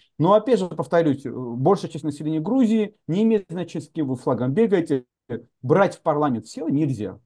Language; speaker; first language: Russian; non-native, local second language; Georgian